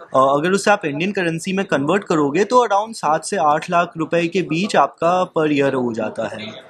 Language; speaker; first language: Hindi; native; Hindi